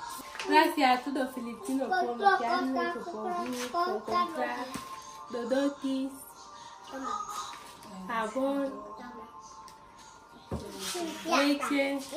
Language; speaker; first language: Spanish; native; Spanish